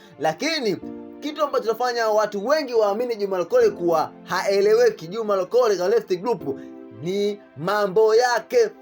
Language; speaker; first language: Swahili; native; Swahili